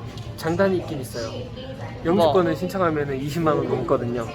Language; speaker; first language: Korean; native; Korean